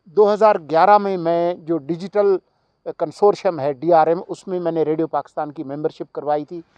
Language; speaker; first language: Urdu; non-native, local second language; Sindhi